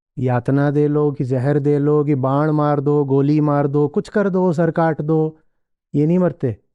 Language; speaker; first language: Hindi; native; Hindi